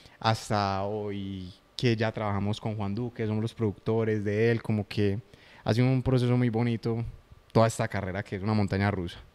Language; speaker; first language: Spanish; native; Spanish